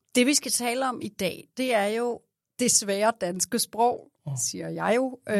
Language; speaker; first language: Danish; native; Danish